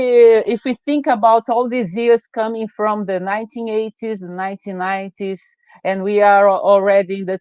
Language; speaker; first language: English; non-native, fluent; Portuguese